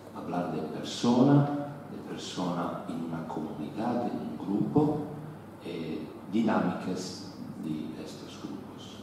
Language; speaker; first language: Spanish; non-native, learner; Italian